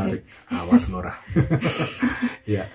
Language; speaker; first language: Indonesian; native; Indonesian